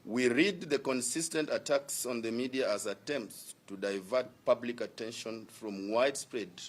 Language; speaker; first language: English; non-native, local second language; Swahili